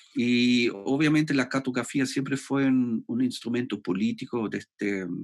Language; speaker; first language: Spanish; non-native, fluent; German